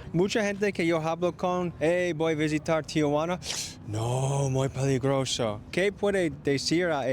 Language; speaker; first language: Spanish; non-native, learner; English